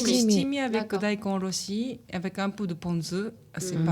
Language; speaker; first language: French; non-native, learner; Japanese